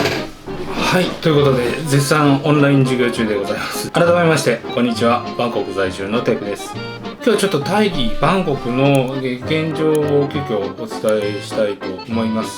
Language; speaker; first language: Japanese; native; Japanese